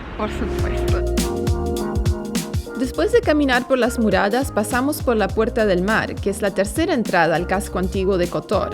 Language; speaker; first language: Spanish; native; Spanish